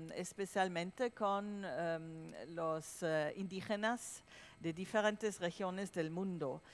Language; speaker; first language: Spanish; non-native, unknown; German